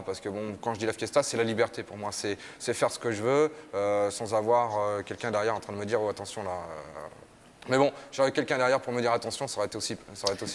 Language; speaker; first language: French; native; French